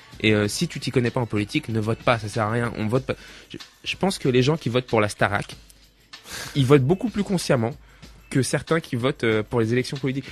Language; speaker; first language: French; native; French